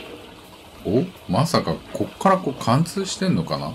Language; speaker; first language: Japanese; native; Japanese